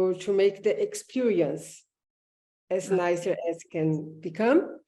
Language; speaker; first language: English; non-native, learner; Portuguese